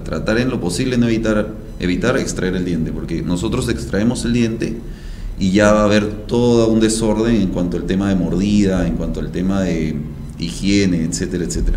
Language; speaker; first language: Spanish; native; Spanish